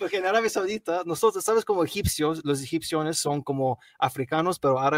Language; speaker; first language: Spanish; non-native, learner; Arabic